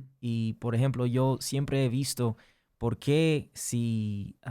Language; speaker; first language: Spanish; early bilingual, heritage; English